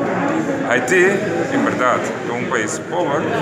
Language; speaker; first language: Portuguese; non-native, learner; Papiamento